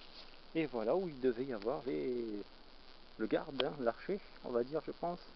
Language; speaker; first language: French; native; French